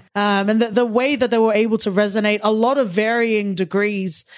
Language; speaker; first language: English; native; English